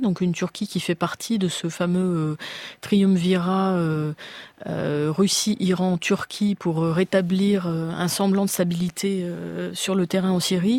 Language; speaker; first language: French; native; French